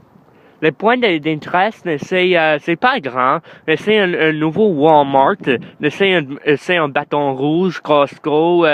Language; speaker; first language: French; non-native, learner; English